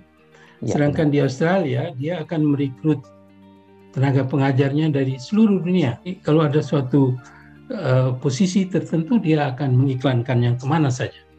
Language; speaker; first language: Indonesian; non-native, local second language; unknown